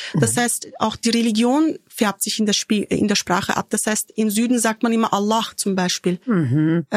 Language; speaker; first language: German; early bilingual, other home language; Turkish